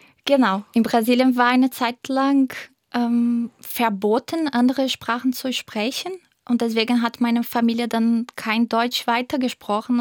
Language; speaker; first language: German; non-native, fluent; Portuguese